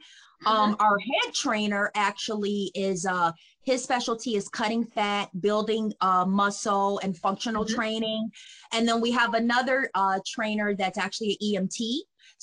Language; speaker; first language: English; native; English